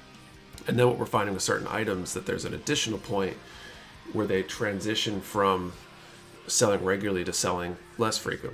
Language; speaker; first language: English; native; English